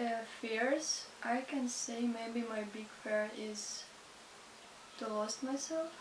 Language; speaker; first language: English; non-native, learner; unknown